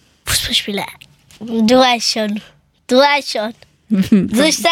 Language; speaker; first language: German; early bilingual, other home language; Persian